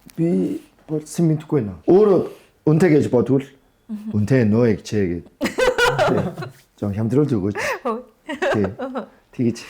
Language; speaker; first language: Mongolian; non-native, fluent; Korean